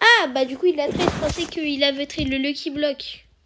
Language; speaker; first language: French; native; French